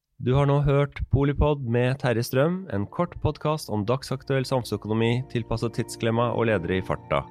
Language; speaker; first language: Norwegian; native; Norwegian